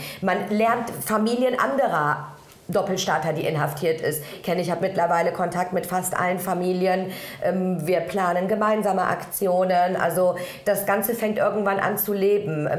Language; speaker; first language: German; early bilingual, other home language; Persian